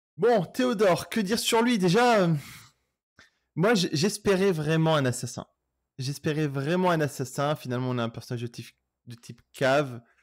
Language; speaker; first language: French; native; French